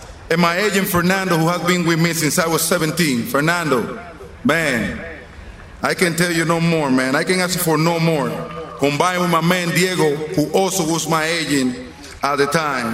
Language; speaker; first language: English; non-native, fluent; Spanish